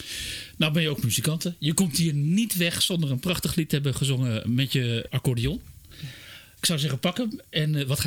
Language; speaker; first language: Dutch; native; Dutch